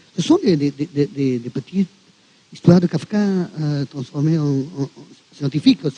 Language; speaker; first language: French; non-native, fluent; Spanish